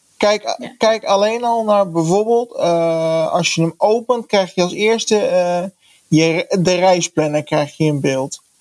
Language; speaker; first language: Dutch; native; Dutch